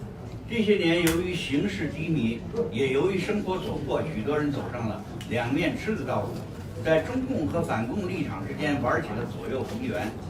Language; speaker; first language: Chinese; native; Chinese